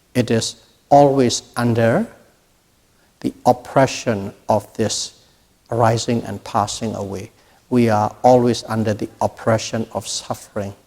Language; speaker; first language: English; non-native, fluent; Burmese